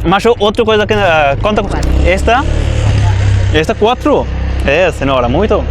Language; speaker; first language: Portuguese; non-native, learner; Bangla